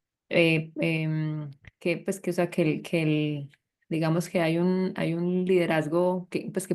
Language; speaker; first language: Spanish; native; Spanish